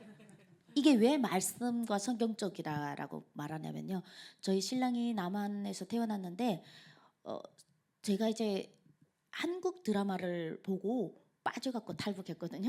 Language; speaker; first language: Korean; non-native, local second language; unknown